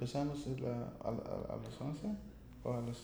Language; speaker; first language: Spanish; non-native, learner; English